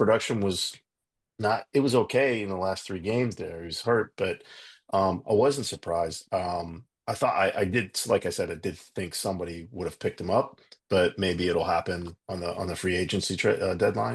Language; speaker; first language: English; native; English